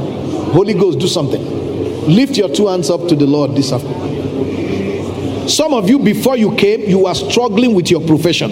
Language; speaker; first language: English; non-native, local second language; Yoruba